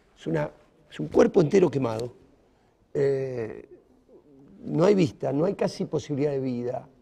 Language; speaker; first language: Spanish; native; Spanish